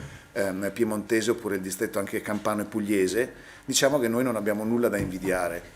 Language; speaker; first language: Italian; native; Italian